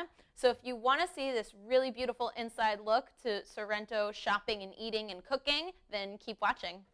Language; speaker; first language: English; early bilingual, heritage; English